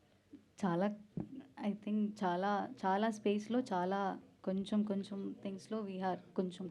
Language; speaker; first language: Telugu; non-native, learner; Malayalam